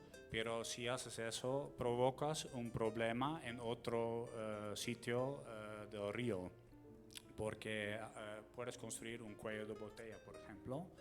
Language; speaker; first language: Spanish; non-native, fluent; Dutch